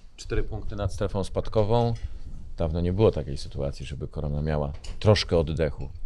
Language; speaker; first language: Polish; native; Polish